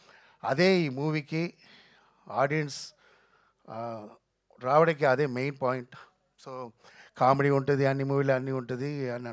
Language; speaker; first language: Telugu; non-native, fluent; Tamil